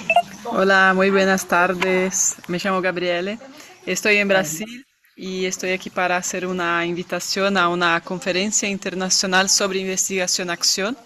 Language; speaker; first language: Spanish; non-native, fluent; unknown